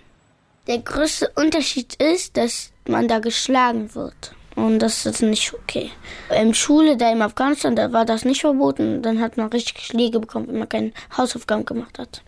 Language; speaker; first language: German; early bilingual, other home language; Pashto